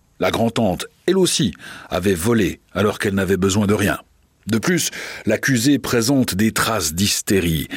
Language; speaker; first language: French; native; French